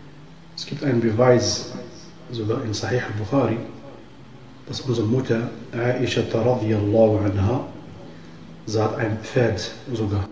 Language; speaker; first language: German; non-native, fluent; Arabic